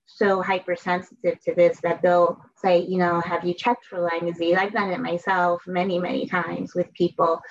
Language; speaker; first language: English; native; English